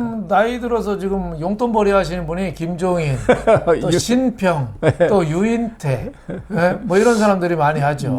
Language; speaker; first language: Korean; native; Korean